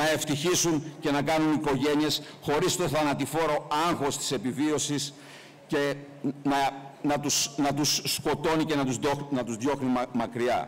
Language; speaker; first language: Greek; native; Greek